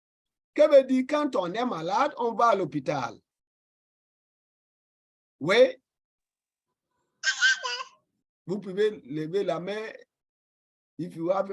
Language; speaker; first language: French; non-native, fluent; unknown